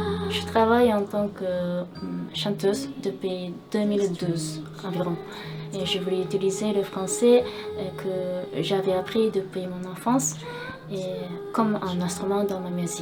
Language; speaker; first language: French; non-native, fluent; Japanese